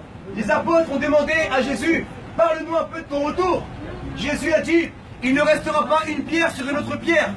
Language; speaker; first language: French; non-native, fluent; Spanish